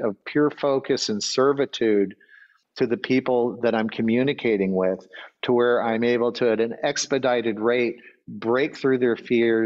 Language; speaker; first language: English; native; English